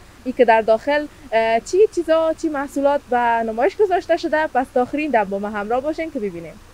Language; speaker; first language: Persian; native; Persian